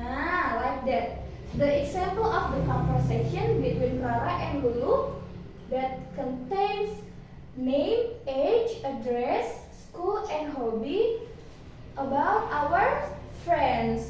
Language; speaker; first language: English; non-native, fluent; Indonesian